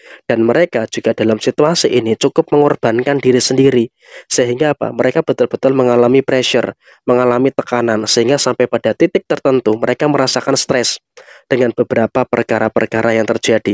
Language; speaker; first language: Indonesian; native; Indonesian